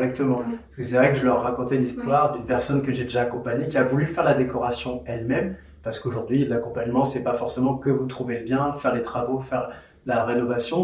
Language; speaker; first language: French; native; French